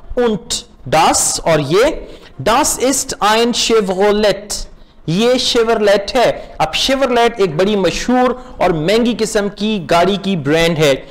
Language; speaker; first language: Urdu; native; Urdu